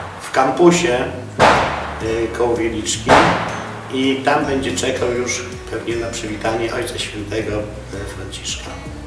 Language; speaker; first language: Polish; native; Polish